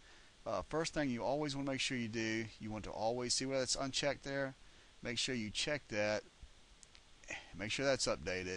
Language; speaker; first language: English; native; English